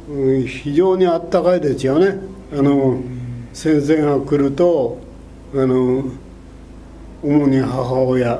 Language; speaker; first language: Japanese; native; Japanese